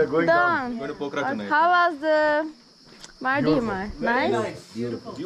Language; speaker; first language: English; non-native, learner; Turkish